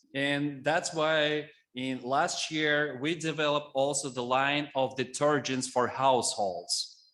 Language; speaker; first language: English; non-native, fluent; Russian